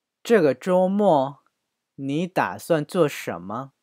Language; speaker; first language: Chinese; non-native, fluent; Korean